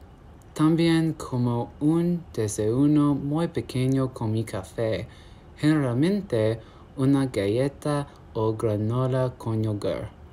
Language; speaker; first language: Spanish; non-native, learner; English